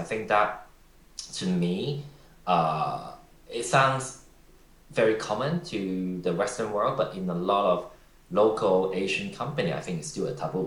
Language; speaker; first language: English; non-native, local second language; Cantonese